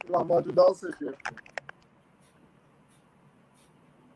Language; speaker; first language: Turkish; non-native, learner; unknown